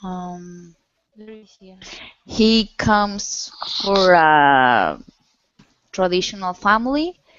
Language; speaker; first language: English; non-native, learner; Spanish